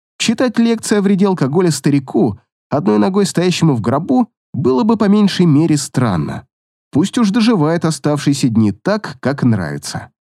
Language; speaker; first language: Russian; native; Russian